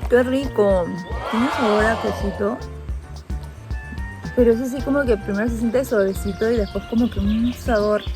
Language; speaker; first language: Spanish; native; Spanish